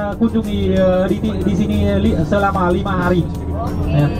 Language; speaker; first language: Indonesian; non-native, learner; Vietnamese